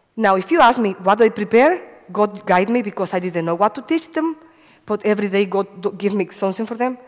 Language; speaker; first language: English; non-native, fluent; Spanish